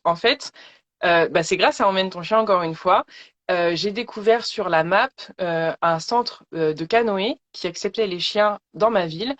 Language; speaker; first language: French; native; French